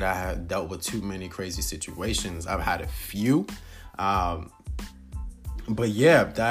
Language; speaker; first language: English; native; English